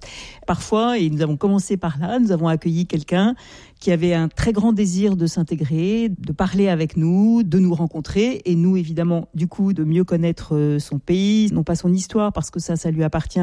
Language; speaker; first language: French; native; French